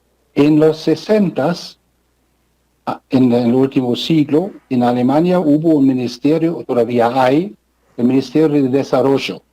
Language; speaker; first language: Spanish; non-native, fluent; German